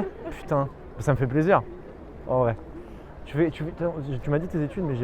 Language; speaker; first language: French; native; French